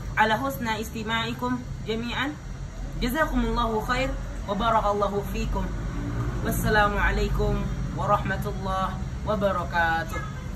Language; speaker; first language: Arabic; non-native, learner; Indonesian